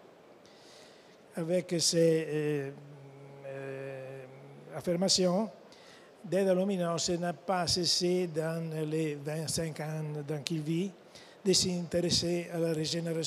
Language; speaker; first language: French; non-native, fluent; Italian